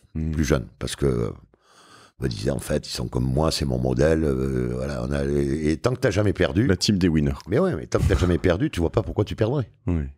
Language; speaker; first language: French; native; French